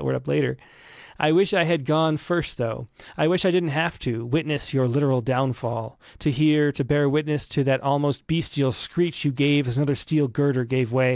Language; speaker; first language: English; native; English